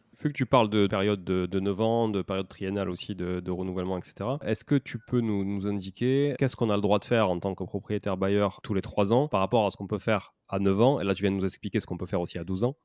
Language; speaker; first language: French; native; French